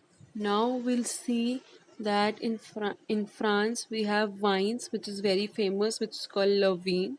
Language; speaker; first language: English; non-native, local second language; Hindi